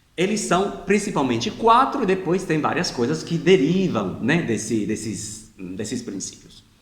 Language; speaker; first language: Portuguese; non-native, fluent; Italian